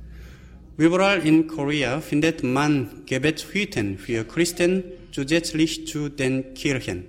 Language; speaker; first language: German; non-native, fluent; Korean